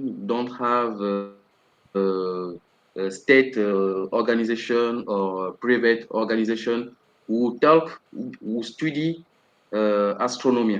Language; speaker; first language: English; non-native, learner; French